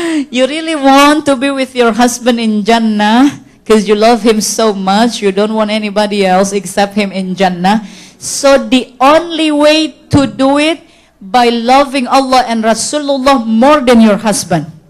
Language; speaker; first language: English; non-native, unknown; Indonesian